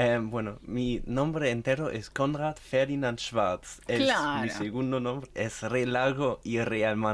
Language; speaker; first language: Spanish; non-native, fluent; German